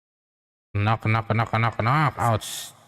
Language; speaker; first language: English; non-native, learner; Indonesian